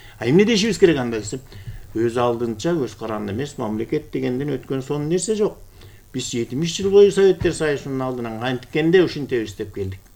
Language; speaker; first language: Kyrgyz; native; Kyrgyz